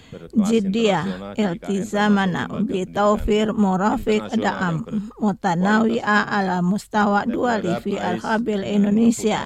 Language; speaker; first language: Arabic; non-native, fluent; Indonesian